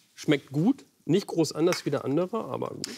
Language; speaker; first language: German; native; German